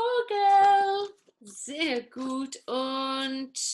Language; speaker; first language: German; non-native, fluent; English